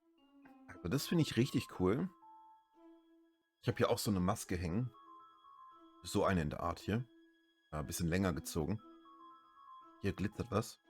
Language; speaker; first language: German; native; German